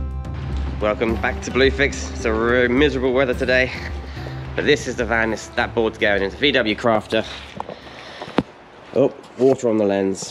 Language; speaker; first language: English; native; English